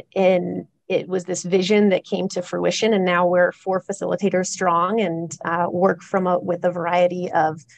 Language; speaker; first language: English; native; English